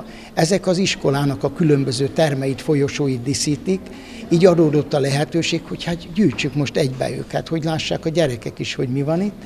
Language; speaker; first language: Hungarian; native; Hungarian